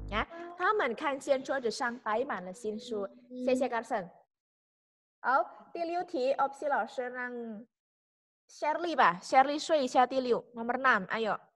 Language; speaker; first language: Chinese; non-native, fluent; Indonesian